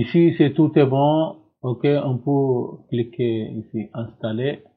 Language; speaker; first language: French; non-native, learner; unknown